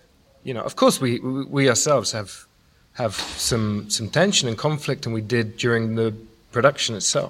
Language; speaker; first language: English; native; English